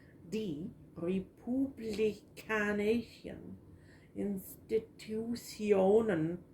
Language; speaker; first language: German; non-native, learner; English